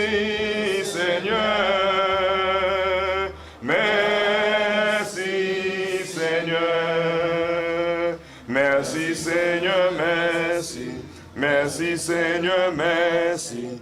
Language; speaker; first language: French; non-native, local second language; Haitian Creole